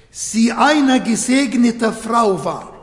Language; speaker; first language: German; non-native, fluent; Arabic